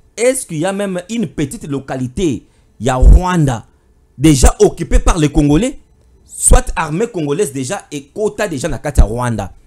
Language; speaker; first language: French; non-native, local second language; Lingala